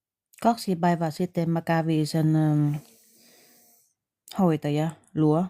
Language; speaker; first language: Finnish; non-native, learner; Vietnamese